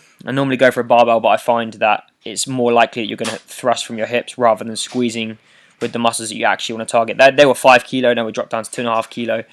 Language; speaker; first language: English; native; English